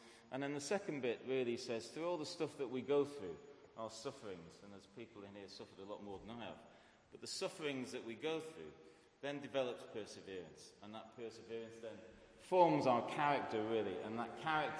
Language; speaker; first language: English; native; English